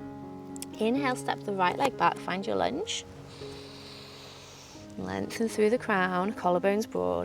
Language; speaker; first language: English; native; English